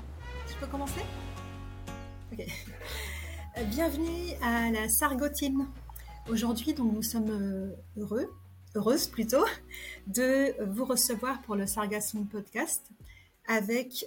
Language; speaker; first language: French; native; French